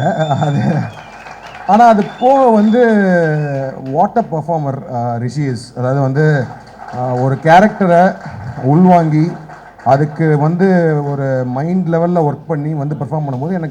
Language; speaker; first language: Tamil; native; Tamil